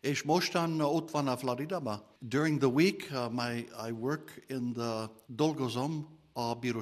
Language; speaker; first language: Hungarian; non-native, learner; English